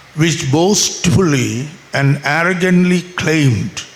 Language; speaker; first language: English; non-native, local second language; Malayalam